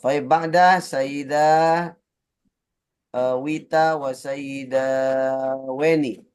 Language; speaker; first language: Arabic; non-native, fluent; Indonesian